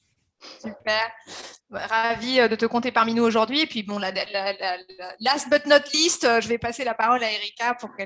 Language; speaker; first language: French; native; French